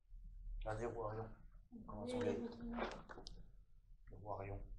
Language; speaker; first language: French; native; French